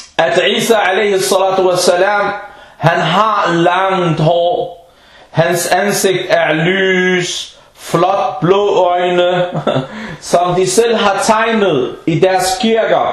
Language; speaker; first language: Danish; non-native, fluent; Arabic